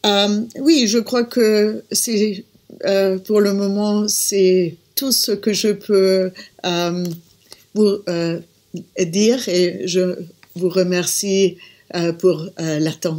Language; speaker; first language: French; non-native, fluent; German